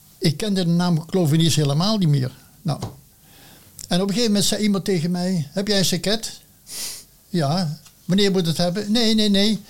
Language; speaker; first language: Dutch; native; Dutch